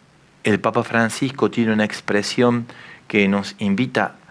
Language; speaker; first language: Spanish; native; Spanish